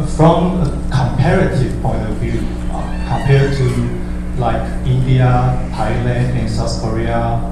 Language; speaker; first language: English; non-native, fluent; Chinese